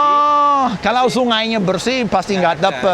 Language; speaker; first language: Indonesian; non-native, fluent; English